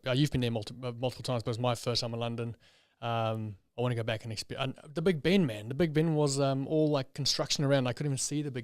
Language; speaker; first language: English; native; English